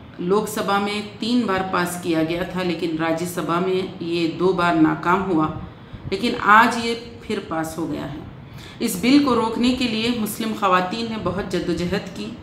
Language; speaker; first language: Urdu; native; Urdu